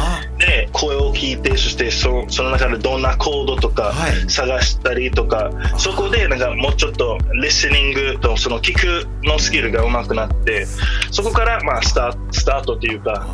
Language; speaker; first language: Japanese; non-native, fluent; English